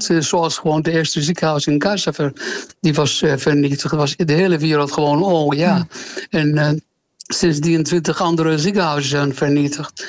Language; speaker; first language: Dutch; non-native, fluent; Arabic